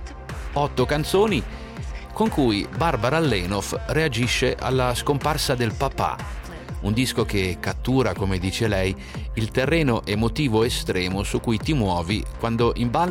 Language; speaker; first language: Italian; native; Italian